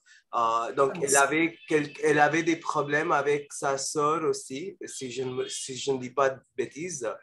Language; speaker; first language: French; non-native, fluent; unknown